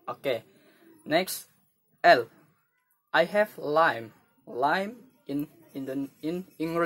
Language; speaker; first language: English; non-native, learner; Indonesian